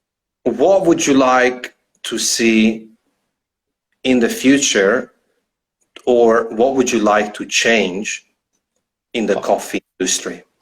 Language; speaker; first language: English; non-native, fluent; Italian